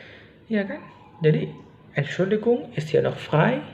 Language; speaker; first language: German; non-native, fluent; Indonesian